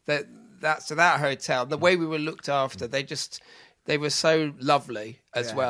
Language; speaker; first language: English; native; English